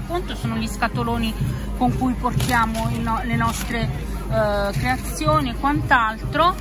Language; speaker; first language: Italian; native; Italian